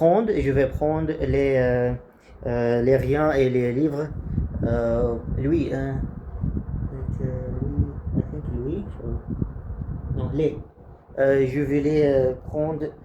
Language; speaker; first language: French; non-native, learner; Arabic